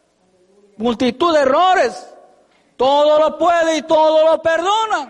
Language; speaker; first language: Spanish; native; Spanish